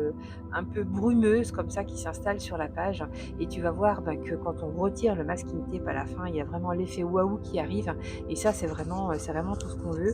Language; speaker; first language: French; native; French